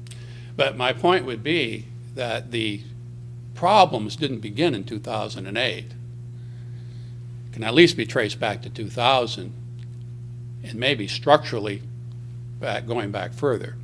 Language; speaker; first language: English; native; English